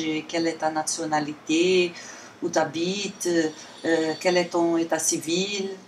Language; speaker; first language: French; non-native, learner; Portuguese